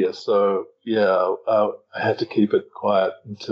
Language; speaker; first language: English; native; English